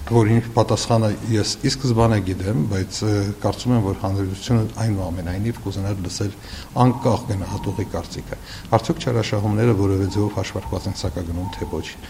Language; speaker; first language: Armenian; native; Armenian